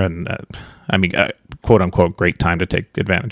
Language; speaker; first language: English; native; English